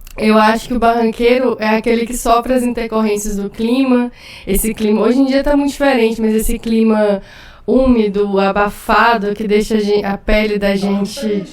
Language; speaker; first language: Portuguese; native; Portuguese